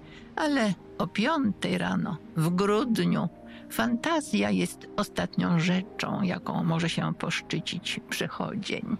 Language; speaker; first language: Polish; native; Polish